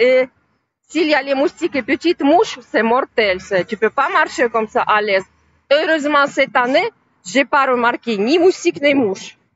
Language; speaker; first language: French; non-native, fluent; Russian